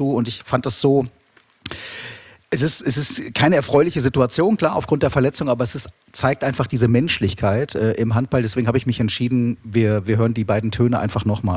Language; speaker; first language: German; native; German